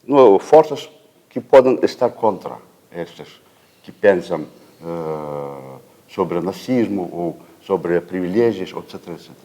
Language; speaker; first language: Portuguese; non-native, fluent; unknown